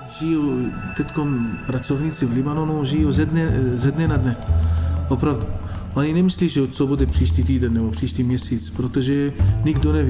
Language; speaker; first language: Czech; non-native, fluent; Arabic